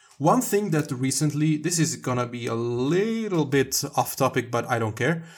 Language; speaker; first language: English; non-native, fluent; Italian